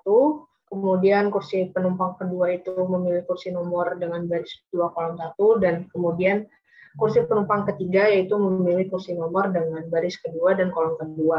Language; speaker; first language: Indonesian; native; Indonesian